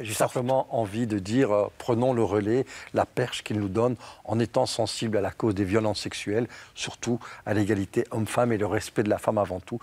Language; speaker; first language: French; native; French